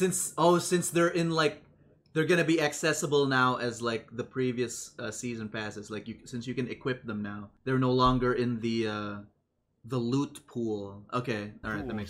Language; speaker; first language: English; native; English